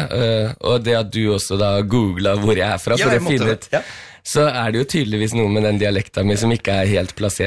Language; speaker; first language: Norwegian; early bilingual, heritage; Norwegian